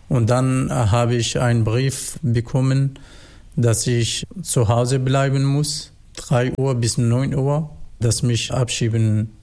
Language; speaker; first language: German; non-native, learner; Kurdish